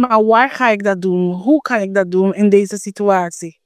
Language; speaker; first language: Dutch; non-native, fluent; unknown